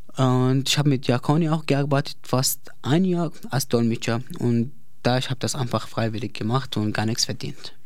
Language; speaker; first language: German; non-native, learner; Arabic